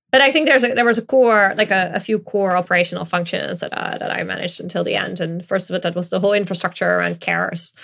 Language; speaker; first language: English; non-native, fluent; Dutch